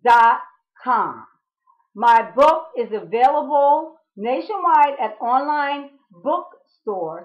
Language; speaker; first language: English; native; English